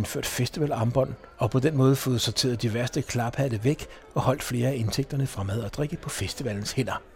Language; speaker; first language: Danish; native; Danish